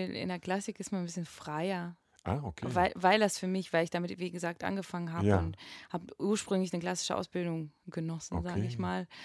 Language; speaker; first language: German; non-native, fluent; Russian